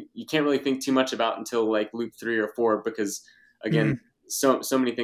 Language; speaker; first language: English; native; English